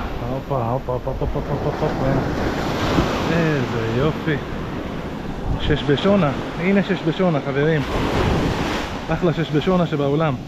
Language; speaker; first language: Hebrew; native; Hebrew